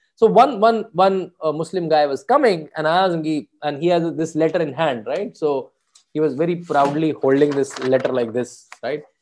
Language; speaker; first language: English; non-native, local second language; Hindi